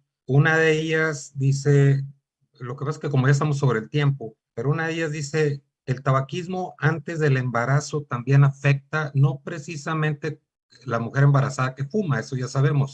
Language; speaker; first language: Spanish; native; Spanish